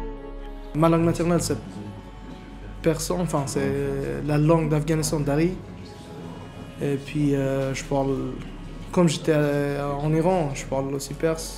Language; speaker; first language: French; non-native, learner; Persian